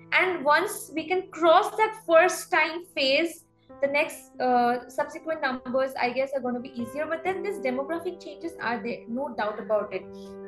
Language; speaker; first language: English; non-native, local second language; Assamese